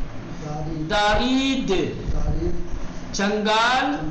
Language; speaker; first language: Persian; non-native, fluent; Urdu